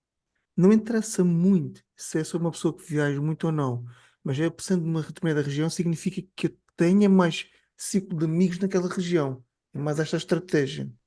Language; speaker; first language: Portuguese; native; Portuguese